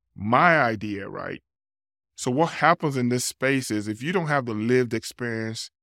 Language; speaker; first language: English; non-native, local second language; Yoruba